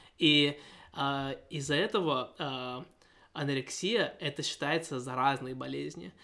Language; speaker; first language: Russian; early bilingual, heritage; Russian